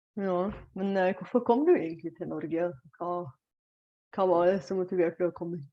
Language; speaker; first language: Norwegian; non-native, fluent; Bulgarian